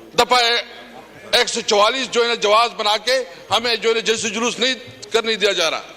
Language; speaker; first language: Urdu; non-native, local second language; Pashto